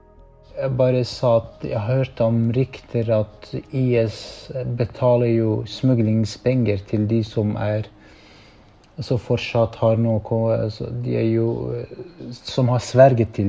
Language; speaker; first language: Norwegian; non-native, fluent; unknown